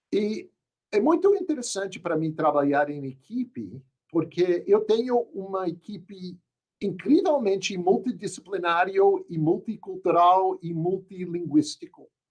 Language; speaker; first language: Portuguese; non-native, fluent; English